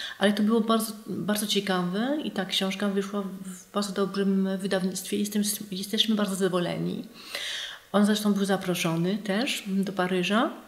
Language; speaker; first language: Polish; non-native, fluent; French